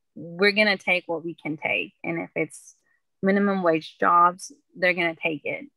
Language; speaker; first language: English; early bilingual, other home language; Spanish